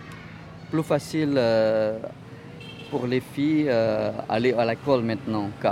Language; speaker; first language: French; non-native, fluent; Indonesian